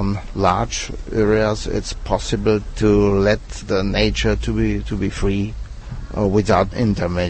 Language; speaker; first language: English; non-native, fluent; Czech